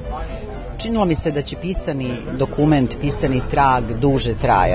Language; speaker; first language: Serbian; native; Serbian